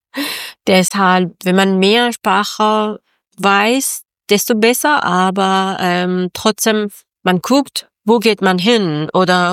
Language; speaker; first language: German; non-native, learner; Persian